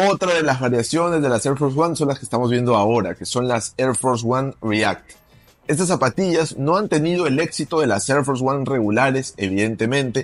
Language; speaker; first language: Spanish; native; Spanish